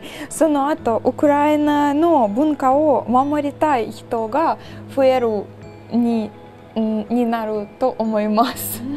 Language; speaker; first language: Japanese; non-native, learner; Ukrainian